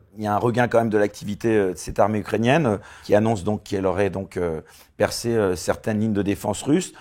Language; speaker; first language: French; native; French